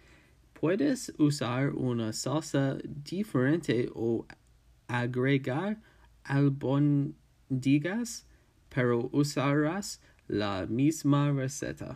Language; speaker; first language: Spanish; non-native, learner; English